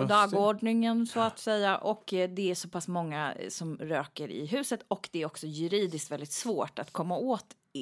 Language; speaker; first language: Swedish; native; Swedish